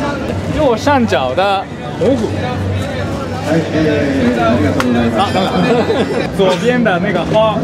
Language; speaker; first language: Chinese; non-native, fluent; Japanese